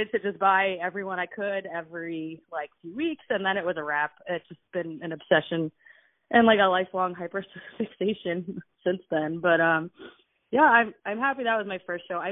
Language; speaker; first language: English; native; English